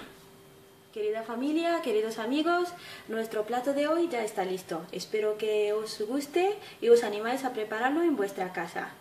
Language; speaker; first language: Spanish; non-native, fluent; Arabic